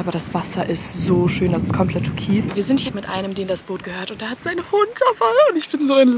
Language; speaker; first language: German; native; German